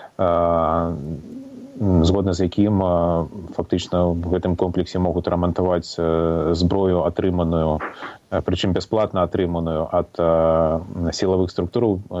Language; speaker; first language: Belarusian; non-native, local second language; Russian